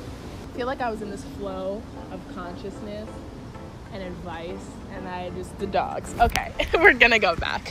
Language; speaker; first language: English; native; English